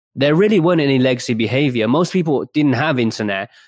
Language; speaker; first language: English; early bilingual, other home language; Chinese